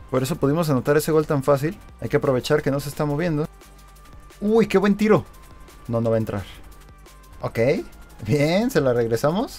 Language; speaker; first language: Spanish; native; Spanish